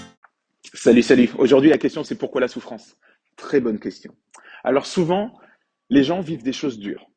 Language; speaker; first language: French; native; French